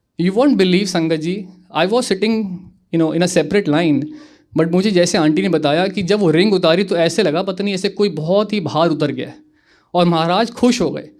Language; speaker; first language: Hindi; native; Hindi